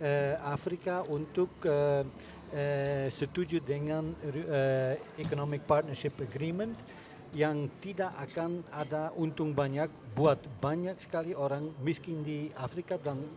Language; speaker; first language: Indonesian; non-native, fluent; Dutch